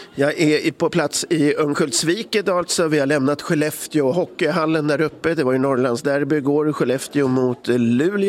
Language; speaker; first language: Swedish; native; Swedish